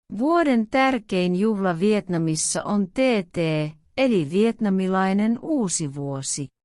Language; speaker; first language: Finnish; non-native, learner; Vietnamese